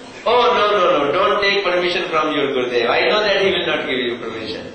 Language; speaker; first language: English; non-native, local second language; Hindi